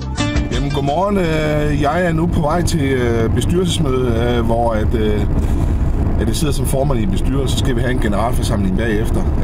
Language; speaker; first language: Danish; native; Danish